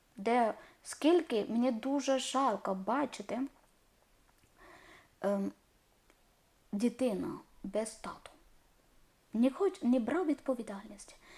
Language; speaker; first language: Ukrainian; non-native, learner; Malayalam